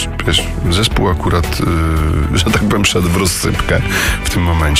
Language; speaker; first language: Polish; native; Polish